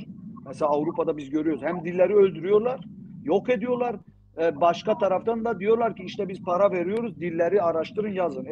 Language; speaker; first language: Turkish; non-native, local second language; Zaza